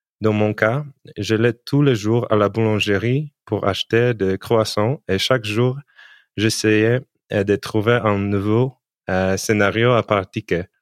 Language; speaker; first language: French; non-native, learner; Polish